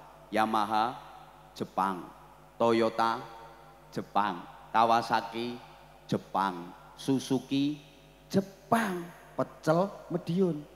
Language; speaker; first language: Indonesian; non-native, local second language; Javanese